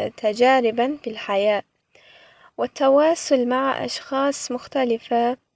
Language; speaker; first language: Arabic; non-native, fluent; Persian